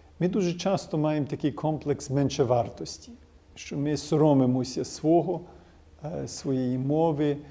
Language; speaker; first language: Ukrainian; early bilingual, heritage; Ukrainian